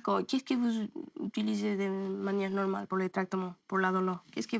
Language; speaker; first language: French; non-native, learner; Spanish